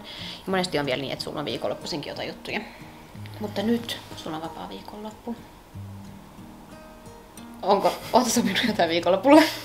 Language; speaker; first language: Finnish; native; Finnish